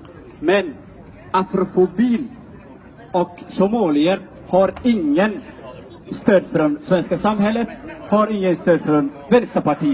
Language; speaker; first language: Swedish; non-native, fluent; Somali